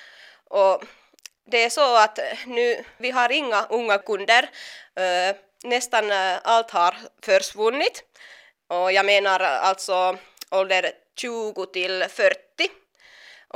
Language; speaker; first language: Swedish; non-native, local second language; Finnish